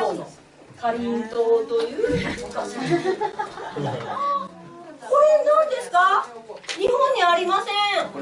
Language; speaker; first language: Japanese; non-native, fluent; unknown